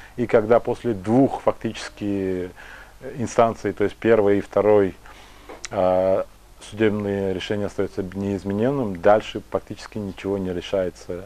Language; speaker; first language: Russian; non-native, local second language; Tajik